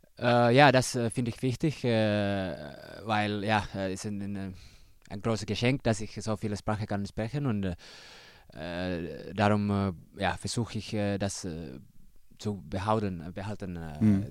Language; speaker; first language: German; non-native, learner; Finnish